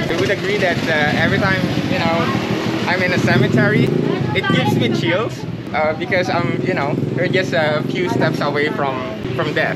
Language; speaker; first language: English; non-native, local second language; Filipino